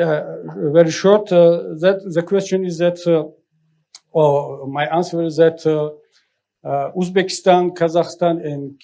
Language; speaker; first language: English; non-native, learner; Tajik